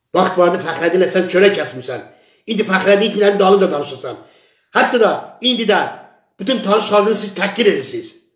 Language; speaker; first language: Azerbaijani; non-native, local second language; Talysh